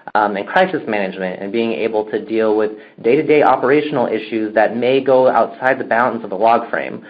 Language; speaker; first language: English; native; English